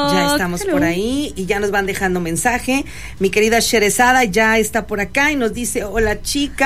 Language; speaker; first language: Spanish; native; Spanish